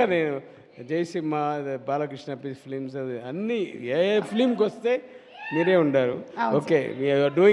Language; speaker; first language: Telugu; non-native, learner; Tamil